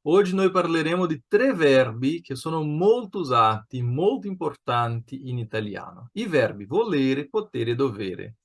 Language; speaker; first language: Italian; non-native, fluent; Portuguese